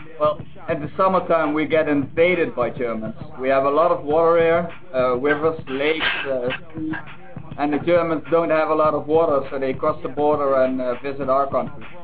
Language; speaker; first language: English; non-native, fluent; Dutch